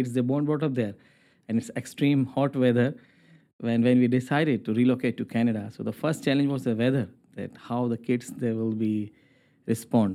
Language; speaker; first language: English; non-native, local second language; Urdu